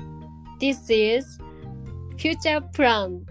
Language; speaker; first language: English; non-native, learner; Japanese